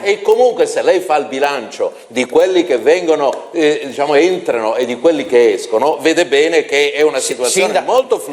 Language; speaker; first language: Italian; native; Italian